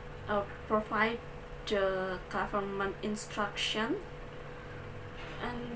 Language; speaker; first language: English; non-native, learner; Balinese